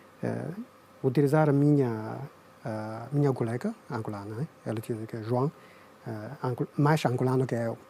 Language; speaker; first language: Portuguese; non-native, learner; Chinese